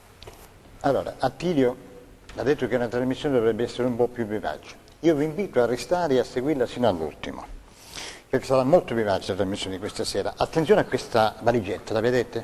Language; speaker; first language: Italian; native; Italian